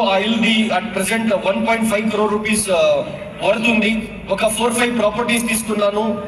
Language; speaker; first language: Telugu; non-native, local second language; Urdu